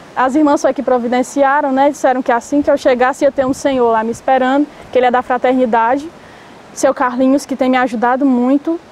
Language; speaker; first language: Portuguese; native; Portuguese